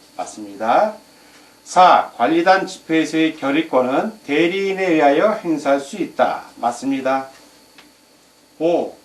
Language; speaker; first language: Korean; native; Korean